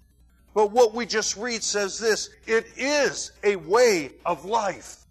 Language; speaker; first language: English; native; English